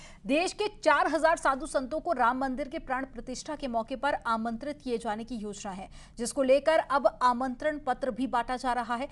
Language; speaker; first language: Hindi; native; Hindi